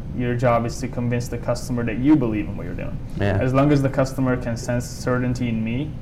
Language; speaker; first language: English; non-native, fluent; Italian